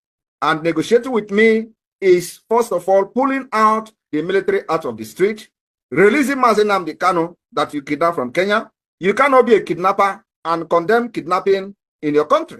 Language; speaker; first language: English; non-native, local second language; Igbo